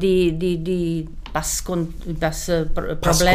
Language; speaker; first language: German; non-native, learner; Czech